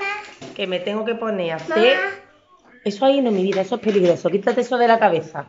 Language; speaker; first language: Spanish; native; Spanish